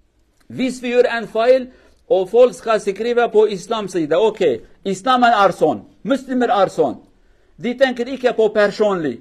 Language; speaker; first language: Norwegian; non-native, learner; Kurdish